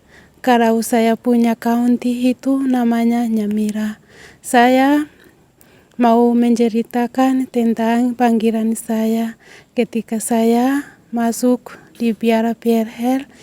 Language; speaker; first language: Indonesian; non-native, learner; Swahili